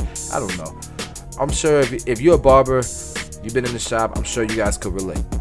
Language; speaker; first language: English; native; English